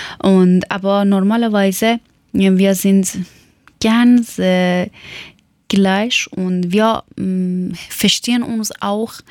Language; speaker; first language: German; non-native, learner; Persian